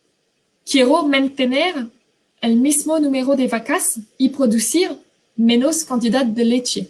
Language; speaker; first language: Spanish; non-native, fluent; French